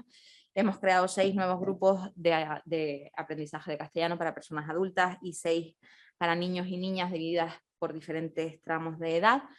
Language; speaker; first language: Spanish; native; Spanish